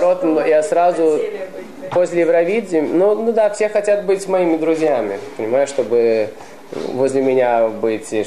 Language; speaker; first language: Russian; early bilingual, heritage; Russian